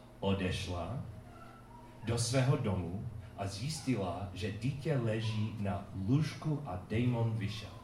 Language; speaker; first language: Czech; non-native, fluent; English